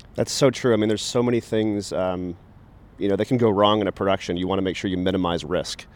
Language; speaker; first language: English; native; English